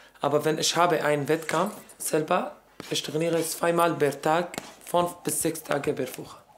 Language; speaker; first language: German; non-native, learner; Arabic